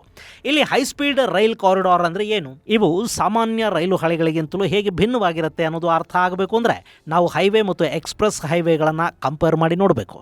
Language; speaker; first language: Kannada; native; Kannada